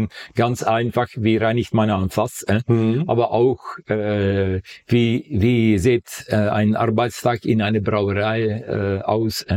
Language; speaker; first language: German; non-native, fluent; Dutch